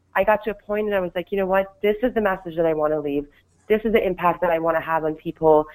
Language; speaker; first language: English; non-native, fluent; Persian